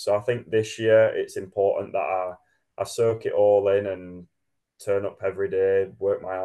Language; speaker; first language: English; native; English